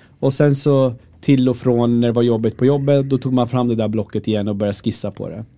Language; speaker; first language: Swedish; early bilingual, other home language; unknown